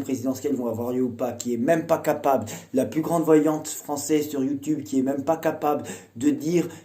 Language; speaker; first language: French; native; French